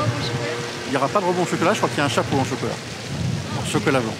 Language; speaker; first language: French; native; French